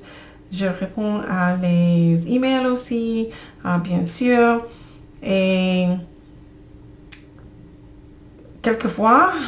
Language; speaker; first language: French; non-native, learner; English